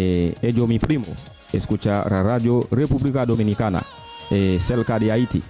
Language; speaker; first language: Spanish; non-native, learner; Haitian Creole